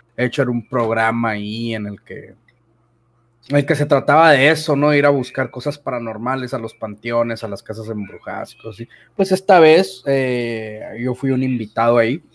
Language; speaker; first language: Spanish; native; Spanish